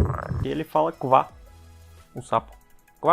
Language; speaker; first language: Portuguese; non-native, fluent; Russian